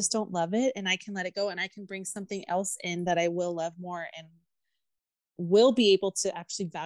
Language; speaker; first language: English; native; English